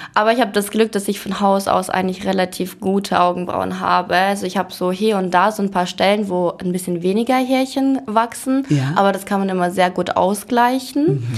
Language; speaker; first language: German; early bilingual, other home language; Ukrainian